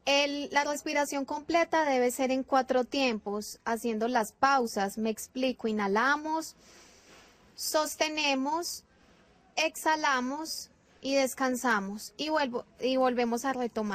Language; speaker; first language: Spanish; native; Spanish